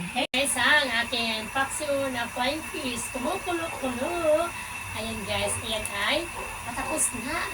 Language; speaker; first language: Filipino; non-native, local second language; Cebuano